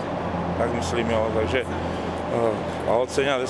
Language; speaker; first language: Polish; non-native, learner; Czech